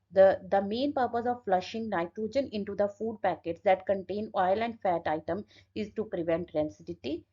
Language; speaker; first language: English; non-native, local second language; Punjabi